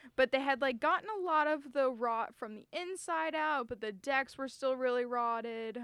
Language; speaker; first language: English; native; English